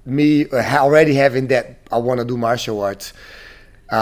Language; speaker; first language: English; non-native, fluent; Portuguese